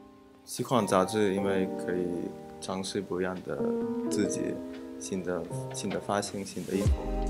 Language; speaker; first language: Chinese; non-native, fluent; Russian